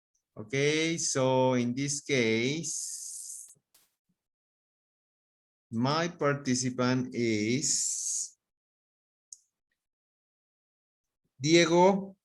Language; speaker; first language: English; non-native, fluent; Spanish